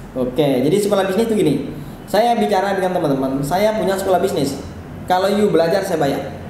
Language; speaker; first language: Indonesian; non-native, local second language; Madurese